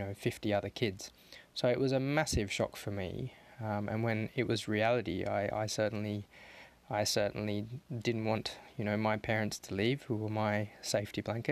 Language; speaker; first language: English; native; English